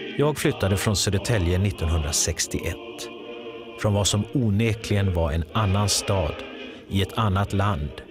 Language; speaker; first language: Swedish; early bilingual, other home language; Polish